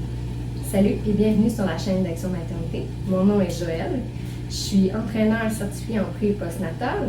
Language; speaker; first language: French; native; French